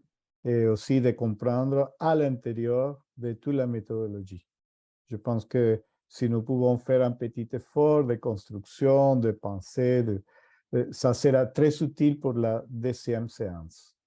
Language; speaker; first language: French; non-native, fluent; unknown